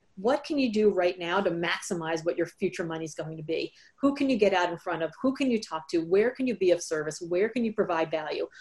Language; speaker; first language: English; native; English